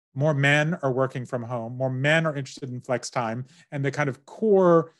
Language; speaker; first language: English; native; English